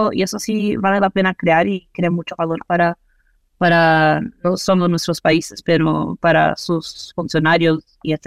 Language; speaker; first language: Spanish; non-native, fluent; Portuguese